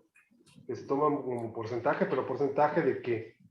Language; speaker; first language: Spanish; native; Spanish